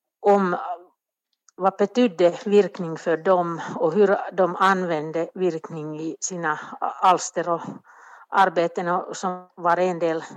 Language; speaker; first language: Swedish; non-native, local second language; Finnish